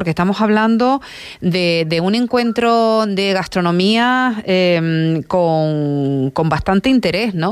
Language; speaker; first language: Spanish; native; Spanish